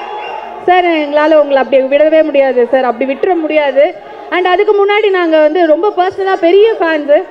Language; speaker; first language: Tamil; native; Tamil